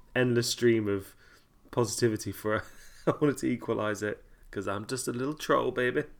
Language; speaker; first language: English; native; English